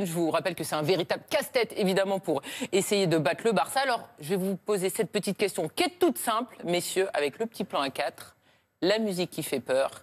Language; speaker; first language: French; native; French